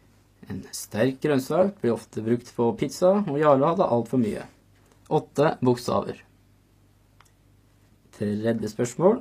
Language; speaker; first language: Norwegian; native; Norwegian